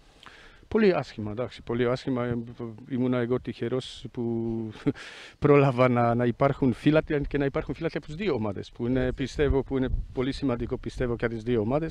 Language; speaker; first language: Greek; non-native, fluent; Polish